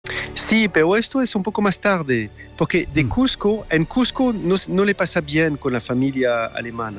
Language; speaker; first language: Spanish; non-native, fluent; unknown